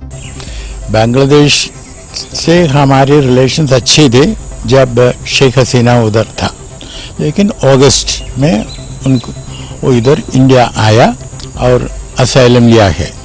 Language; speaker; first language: Hindi; non-native, local second language; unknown